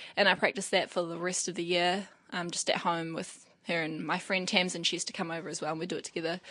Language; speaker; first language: English; native; English